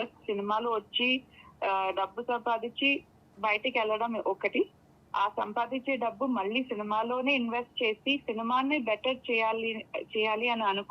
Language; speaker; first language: Telugu; non-native, local second language; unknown